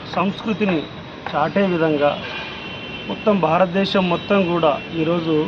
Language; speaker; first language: Telugu; non-native, local second language; Lambadi